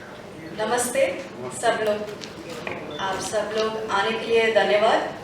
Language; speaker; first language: Hindi; non-native, local second language; Kannada